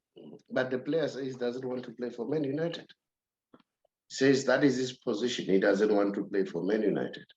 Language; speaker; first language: English; non-native, local second language; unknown